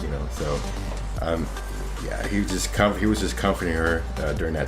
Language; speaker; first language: English; native; English